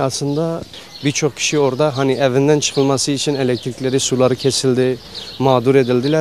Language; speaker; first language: Turkish; native; Turkish